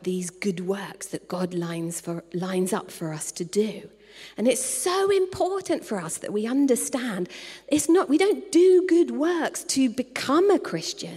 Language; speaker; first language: English; native; English